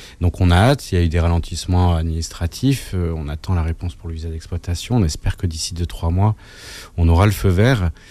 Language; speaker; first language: French; native; French